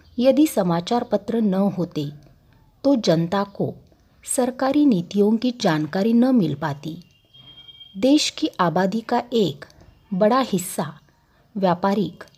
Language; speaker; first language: Hindi; non-native, local second language; Marathi